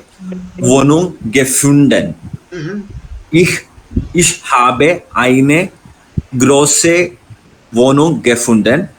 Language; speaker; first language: German; non-native, learner; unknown